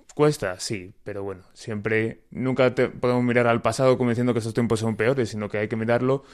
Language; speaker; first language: Spanish; native; Spanish